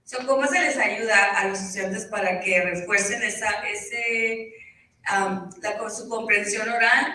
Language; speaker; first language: Spanish; early bilingual, heritage; Spanish